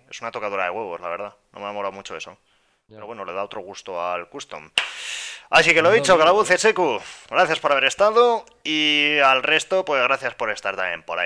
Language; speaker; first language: Spanish; native; Spanish